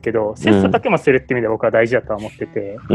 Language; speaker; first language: Japanese; native; Japanese